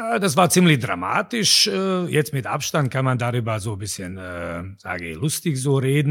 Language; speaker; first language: German; non-native, fluent; Bosnian